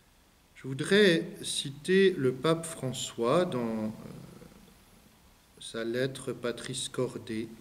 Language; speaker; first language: French; native; French